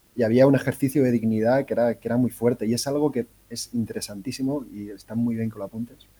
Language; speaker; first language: Spanish; native; Spanish